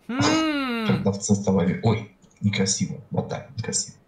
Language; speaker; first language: Russian; native; Russian